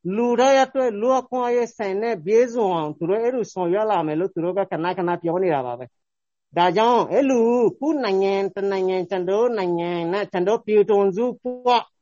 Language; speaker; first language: Burmese; non-native, local second language; Rohingya